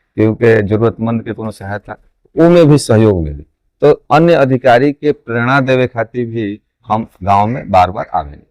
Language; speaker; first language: Bhojpuri; native; Bhojpuri